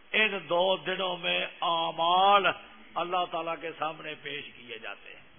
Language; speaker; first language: Urdu; non-native, local second language; Punjabi